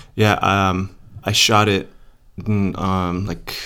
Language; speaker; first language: English; early bilingual, other home language; Polish